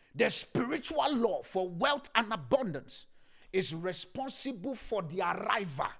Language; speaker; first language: English; non-native, local second language; Yoruba